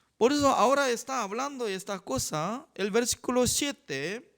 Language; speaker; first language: Spanish; non-native, fluent; Korean